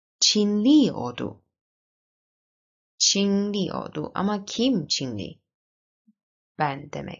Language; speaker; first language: Turkish; non-native, learner; Chinese